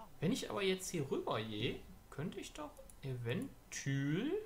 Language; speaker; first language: German; native; German